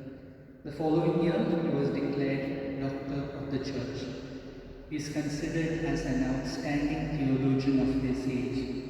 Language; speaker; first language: English; non-native, local second language; Konkani